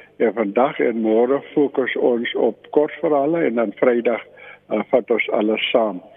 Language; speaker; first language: Afrikaans; native; Afrikaans